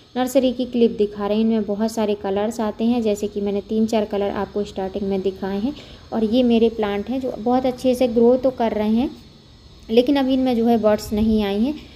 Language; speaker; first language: Hindi; non-native, local second language; Gujarati